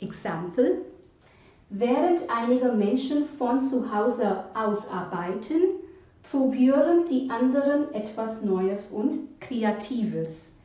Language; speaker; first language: German; non-native, fluent; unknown